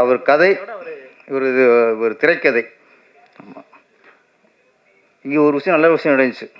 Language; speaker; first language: Tamil; native; Tamil